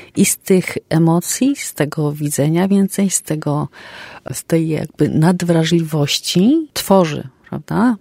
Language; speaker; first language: Polish; native; Polish